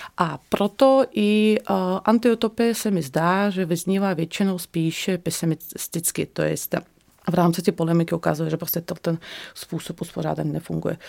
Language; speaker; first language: Czech; non-native, fluent; Russian